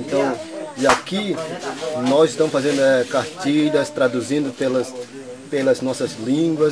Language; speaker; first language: Portuguese; non-native, local second language; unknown